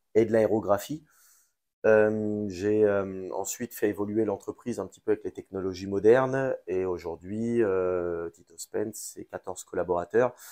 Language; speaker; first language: French; native; French